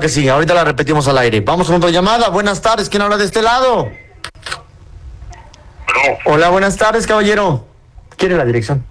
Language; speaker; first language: Spanish; native; Spanish